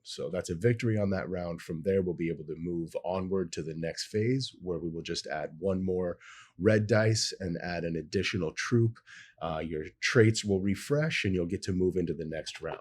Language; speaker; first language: English; native; English